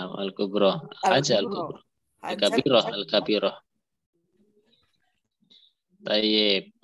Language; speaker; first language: Arabic; non-native, fluent; Indonesian